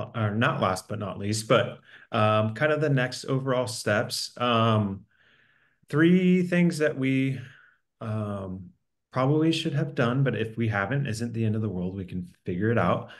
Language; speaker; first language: English; native; English